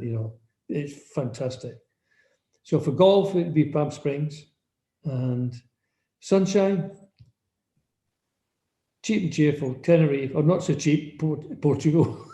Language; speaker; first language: English; native; English